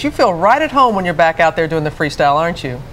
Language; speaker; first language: English; native; English